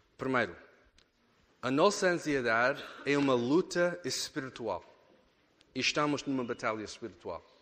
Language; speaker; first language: Portuguese; non-native, fluent; English